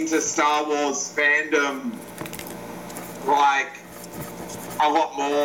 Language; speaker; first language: English; native; English